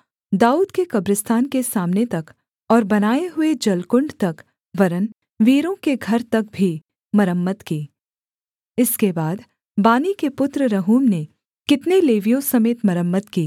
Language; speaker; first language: Hindi; native; Hindi